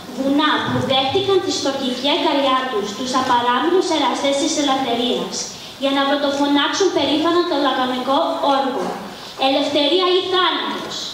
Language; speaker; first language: Greek; early bilingual, heritage; Greek